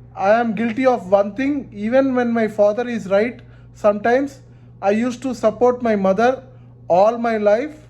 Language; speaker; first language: English; non-native, local second language; Telugu